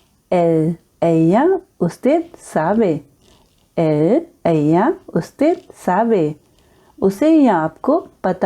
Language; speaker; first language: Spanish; non-native, fluent; Hindi